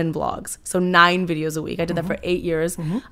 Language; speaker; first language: English; native; English